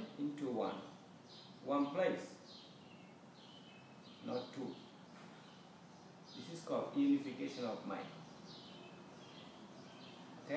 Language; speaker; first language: English; non-native, fluent; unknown